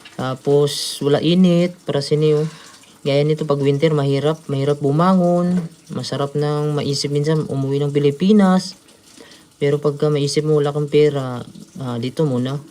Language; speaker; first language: Filipino; native; Filipino